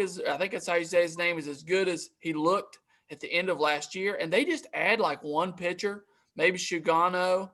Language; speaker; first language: English; native; English